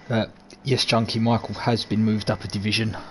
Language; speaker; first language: English; native; English